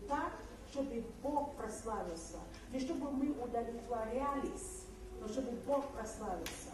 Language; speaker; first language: Russian; non-native, fluent; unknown